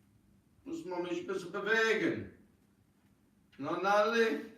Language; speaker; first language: German; non-native, fluent; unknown